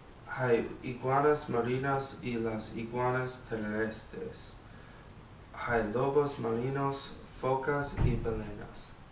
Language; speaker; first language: Spanish; non-native, learner; English